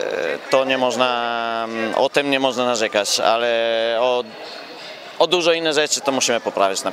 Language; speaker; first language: Polish; non-native, fluent; Italian